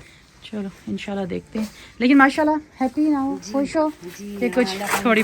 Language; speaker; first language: Urdu; native; Urdu